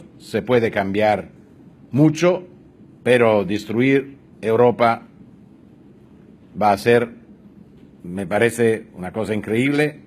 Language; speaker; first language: Spanish; non-native, fluent; Italian